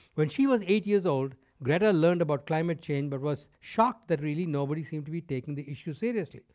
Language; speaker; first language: English; non-native, local second language; Tamil